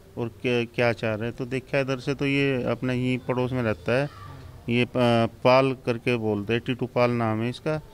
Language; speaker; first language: Hindi; native; Hindi